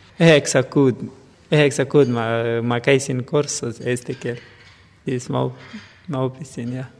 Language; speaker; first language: Estonian; non-native, learner; Persian